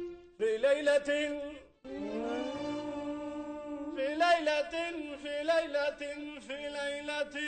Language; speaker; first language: Arabic; native; Arabic